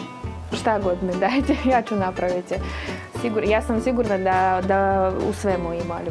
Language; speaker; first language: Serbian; non-native, fluent; Russian